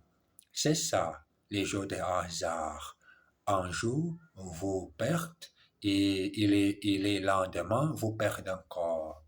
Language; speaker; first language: French; non-native, learner; English